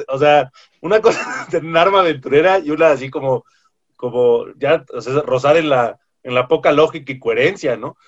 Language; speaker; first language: Spanish; native; Spanish